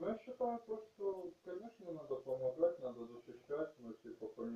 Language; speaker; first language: Russian; native; Russian